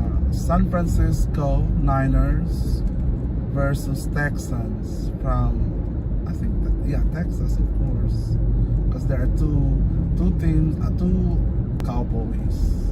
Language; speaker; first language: English; non-native, local second language; Filipino